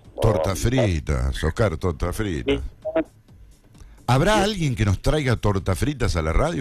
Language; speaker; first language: Spanish; native; Spanish